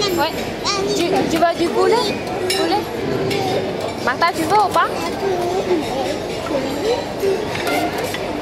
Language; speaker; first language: French; non-native, fluent; Vietnamese